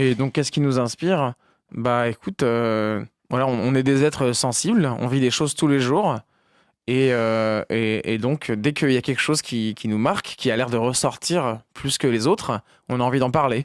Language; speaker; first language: French; native; French